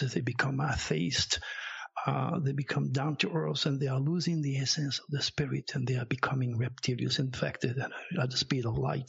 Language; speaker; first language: English; non-native, fluent; French